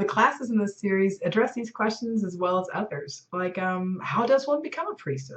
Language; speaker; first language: English; native; English